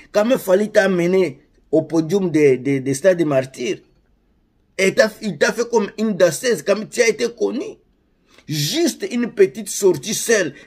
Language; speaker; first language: French; non-native, local second language; Lingala